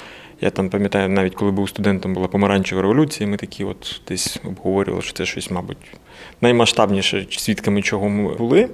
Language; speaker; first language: Ukrainian; native; Ukrainian